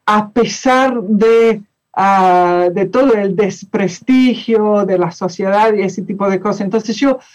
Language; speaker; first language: Spanish; non-native, fluent; English